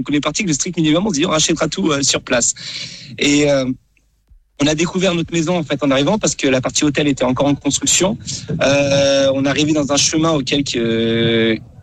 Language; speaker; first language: French; native; French